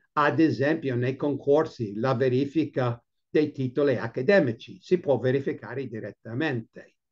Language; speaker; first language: Italian; non-native, fluent; English